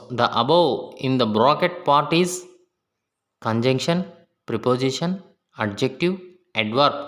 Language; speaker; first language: English; non-native, local second language; Telugu